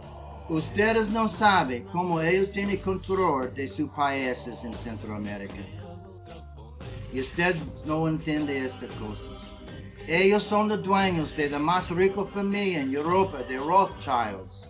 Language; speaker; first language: Spanish; non-native, learner; English